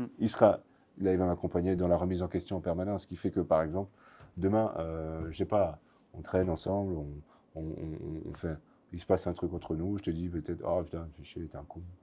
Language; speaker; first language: French; native; French